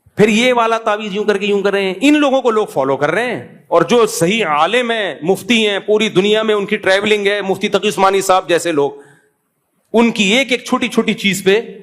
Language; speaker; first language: Urdu; native; Urdu